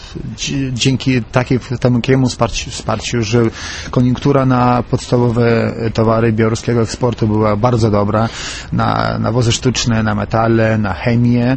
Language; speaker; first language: Polish; non-native, fluent; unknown